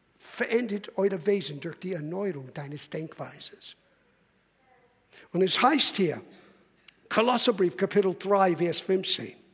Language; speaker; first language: German; non-native, fluent; English